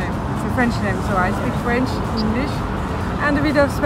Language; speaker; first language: English; non-native, fluent; French